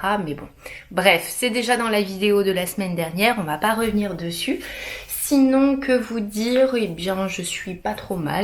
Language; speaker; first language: French; native; French